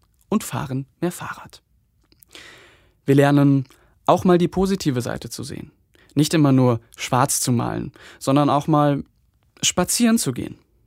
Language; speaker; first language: German; native; German